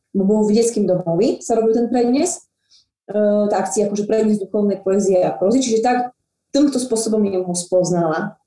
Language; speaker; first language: Slovak; non-native, local second language; Rusyn